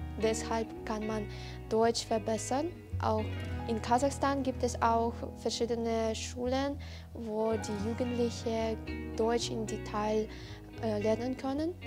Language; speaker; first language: German; non-native, fluent; Russian